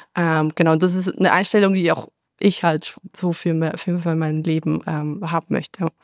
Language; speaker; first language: German; native; German